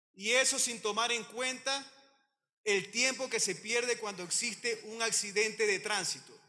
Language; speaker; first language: Spanish; native; Spanish